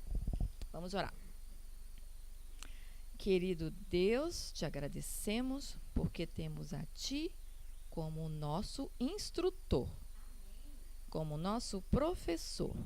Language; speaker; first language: Portuguese; non-native, learner; Spanish